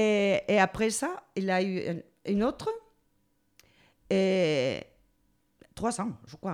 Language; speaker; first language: French; non-native, learner; Spanish